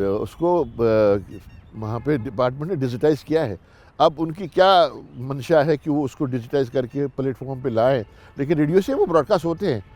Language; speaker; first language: Urdu; non-native, local second language; Kashmiri